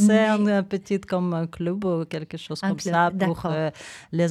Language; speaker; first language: French; non-native, fluent; Ukrainian